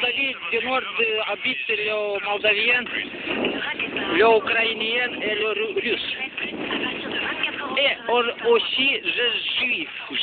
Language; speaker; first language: French; non-native, learner; Romanian